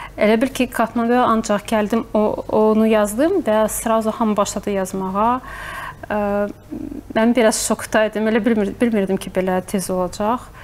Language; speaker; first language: Azerbaijani; early bilingual, heritage; Azerbaijani